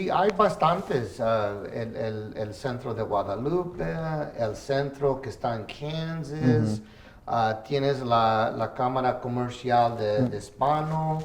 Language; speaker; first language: Spanish; early bilingual, heritage; English